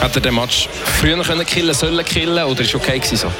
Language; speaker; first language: German; native; German